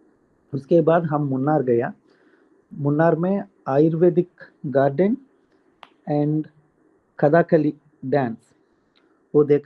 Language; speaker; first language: Hindi; non-native, local second language; Telugu